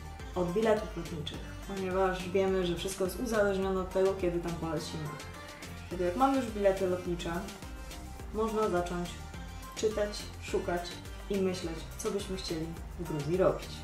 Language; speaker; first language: Polish; native; Polish